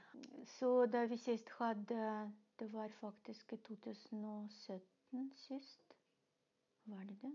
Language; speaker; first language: Norwegian; non-native, fluent; Russian